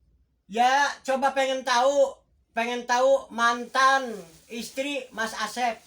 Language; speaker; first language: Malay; non-native, local second language; Javanese